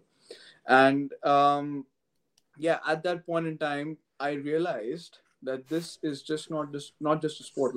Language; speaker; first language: English; non-native, local second language; Hindi